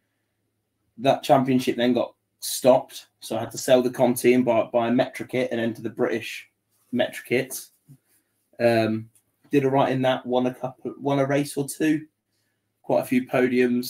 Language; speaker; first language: English; native; English